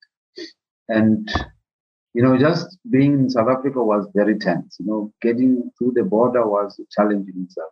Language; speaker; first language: English; non-native, local second language; Southern Sotho